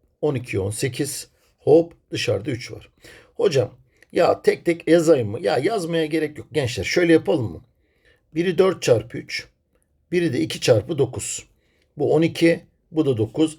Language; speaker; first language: Turkish; native; Turkish